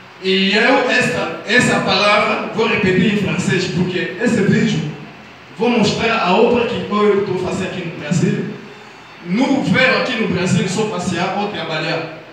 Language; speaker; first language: Portuguese; non-native, learner; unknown